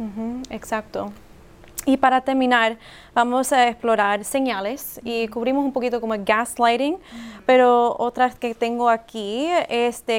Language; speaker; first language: Spanish; early bilingual, heritage; English